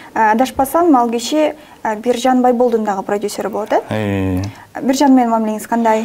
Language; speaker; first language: Kyrgyz; native; Kyrgyz